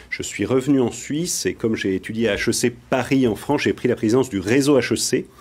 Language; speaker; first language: French; native; French